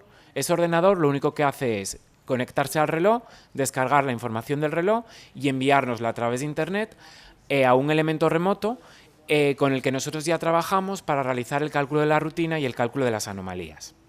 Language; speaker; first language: Spanish; native; Spanish